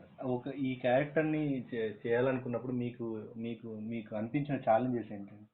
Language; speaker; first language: Telugu; native; Telugu